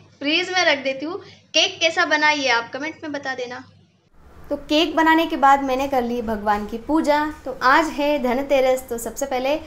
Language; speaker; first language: Hindi; non-native, local second language; Marathi